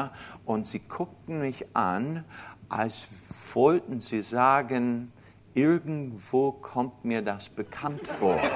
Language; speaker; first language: German; non-native, fluent; English